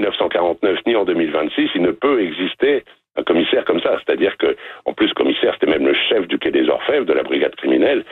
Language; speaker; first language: French; native; French